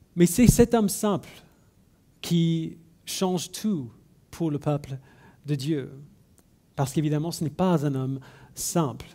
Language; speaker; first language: French; non-native, fluent; English